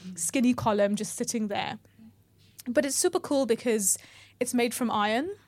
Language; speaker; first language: English; native; English